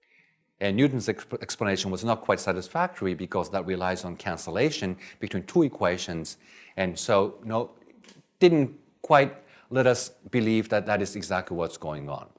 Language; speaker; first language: English; non-native, fluent; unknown